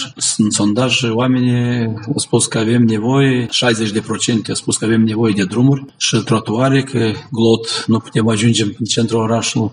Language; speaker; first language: Romanian; non-native, local second language; Gagauz